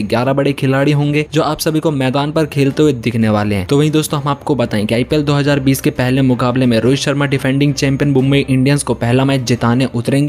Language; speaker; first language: Hindi; native; Hindi